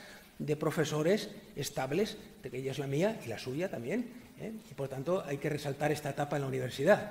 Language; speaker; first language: Spanish; native; Spanish